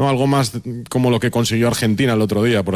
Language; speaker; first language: Spanish; native; Spanish